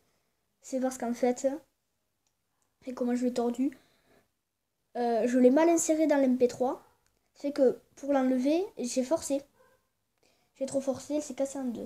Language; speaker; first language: French; native; French